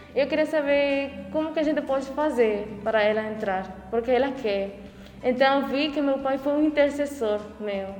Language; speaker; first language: Portuguese; non-native, fluent; Spanish